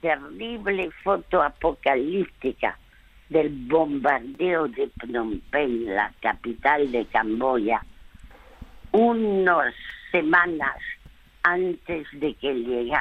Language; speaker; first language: Spanish; early bilingual, other home language; French